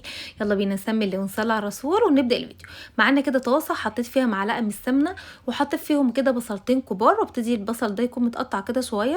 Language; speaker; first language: Arabic; native; Arabic